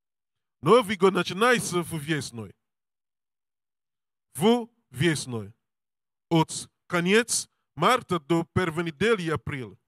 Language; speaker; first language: Russian; non-native, learner; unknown